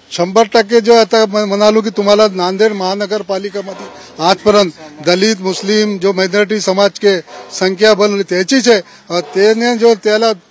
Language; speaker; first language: Marathi; non-native, local second language; Urdu